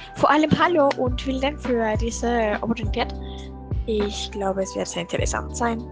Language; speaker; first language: German; non-native, learner; Spanish